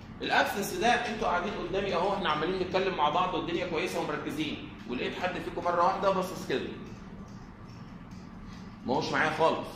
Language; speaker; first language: Arabic; native; Arabic